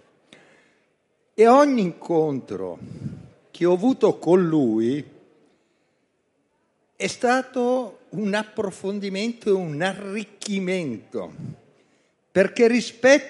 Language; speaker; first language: Italian; native; Italian